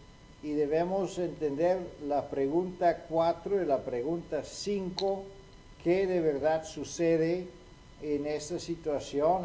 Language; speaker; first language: Spanish; non-native, fluent; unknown